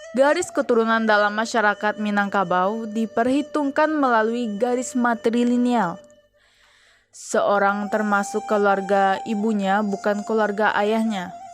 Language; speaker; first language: Indonesian; native; Indonesian